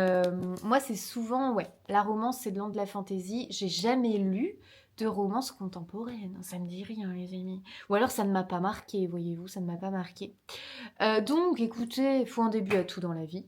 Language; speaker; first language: French; native; French